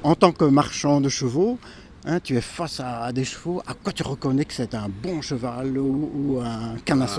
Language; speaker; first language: French; native; French